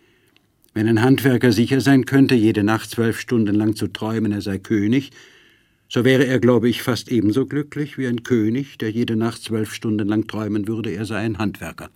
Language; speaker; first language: German; native; German